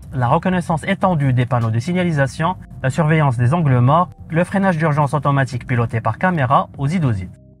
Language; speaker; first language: French; non-native, local second language; Arabic